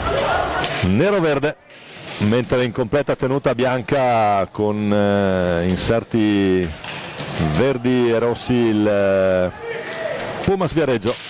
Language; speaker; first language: Italian; native; Italian